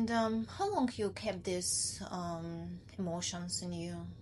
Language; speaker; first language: English; non-native, learner; Ukrainian